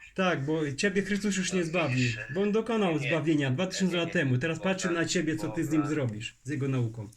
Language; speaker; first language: Polish; native; Polish